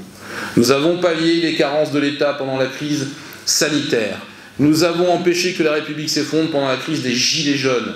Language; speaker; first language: French; native; French